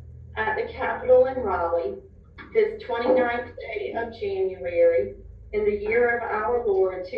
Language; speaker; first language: English; native; English